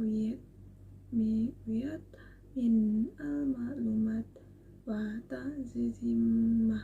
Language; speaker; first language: Arabic; non-native, learner; Indonesian